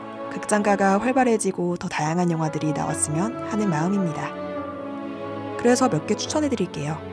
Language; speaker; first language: Korean; native; Korean